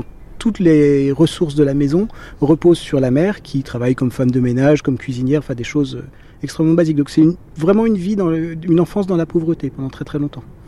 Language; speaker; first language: French; native; French